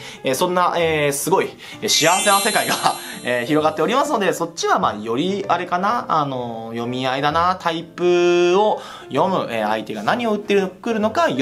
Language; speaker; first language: Japanese; native; Japanese